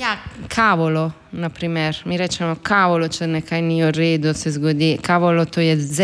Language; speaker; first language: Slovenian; non-native, fluent; Italian